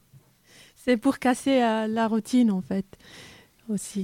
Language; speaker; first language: French; non-native, learner; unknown